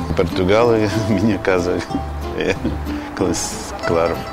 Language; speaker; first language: Portuguese; non-native, learner; Russian